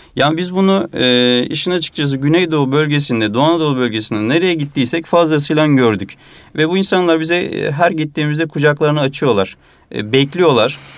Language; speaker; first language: Turkish; native; Turkish